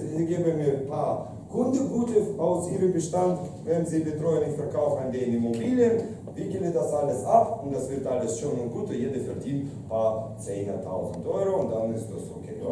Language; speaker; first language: German; non-native, fluent; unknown